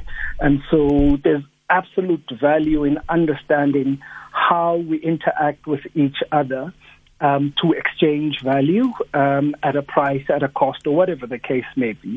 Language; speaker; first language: English; non-native, local second language; Xhosa